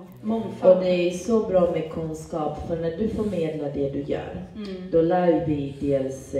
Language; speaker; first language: Swedish; native; Swedish